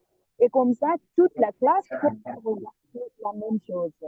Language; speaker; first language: French; non-native, fluent; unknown